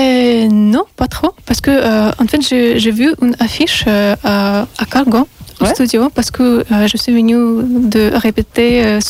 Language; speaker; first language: French; non-native, learner; Russian